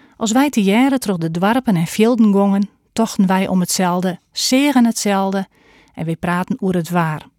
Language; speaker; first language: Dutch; native; Dutch